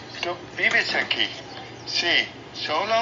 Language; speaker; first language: Spanish; non-native, learner; English